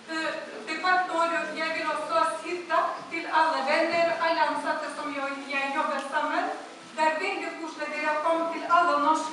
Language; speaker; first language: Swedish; non-native, learner; Lithuanian